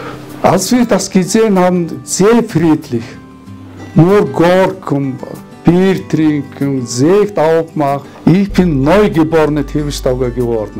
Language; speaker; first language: German; non-native, fluent; Mongolian